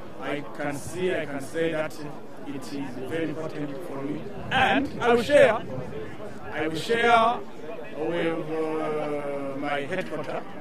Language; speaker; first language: English; non-native, learner; Rundi